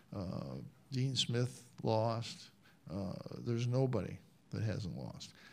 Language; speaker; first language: English; native; English